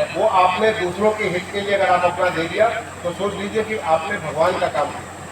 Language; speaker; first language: Hindi; native; Hindi